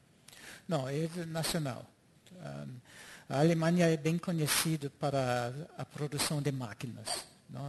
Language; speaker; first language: Portuguese; non-native, fluent; German